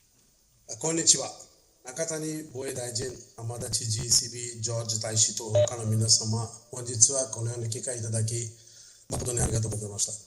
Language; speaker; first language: Japanese; non-native, fluent; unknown